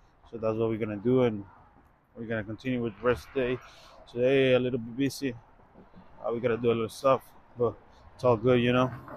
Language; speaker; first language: English; non-native, fluent; Spanish